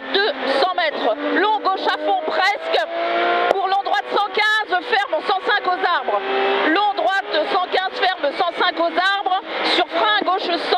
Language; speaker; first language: French; native; French